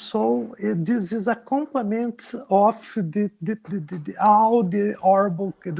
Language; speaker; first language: English; non-native, learner; Portuguese